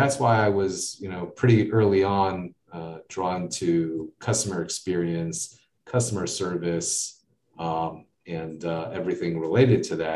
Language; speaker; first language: English; native; English